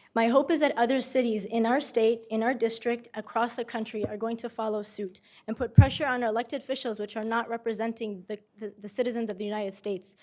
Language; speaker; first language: English; native; English